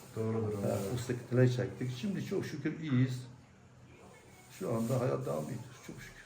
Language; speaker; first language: Turkish; non-native, local second language; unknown